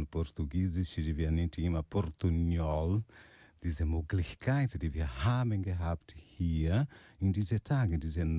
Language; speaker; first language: German; non-native, learner; Portuguese